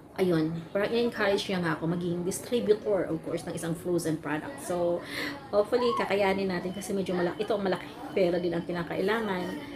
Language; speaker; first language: Filipino; non-native, local second language; Cebuano